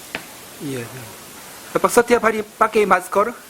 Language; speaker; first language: Indonesian; non-native, learner; Korean